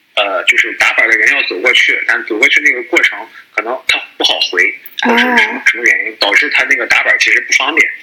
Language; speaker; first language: Chinese; native; Chinese